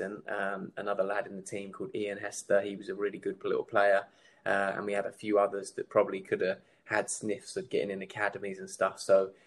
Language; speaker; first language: English; native; English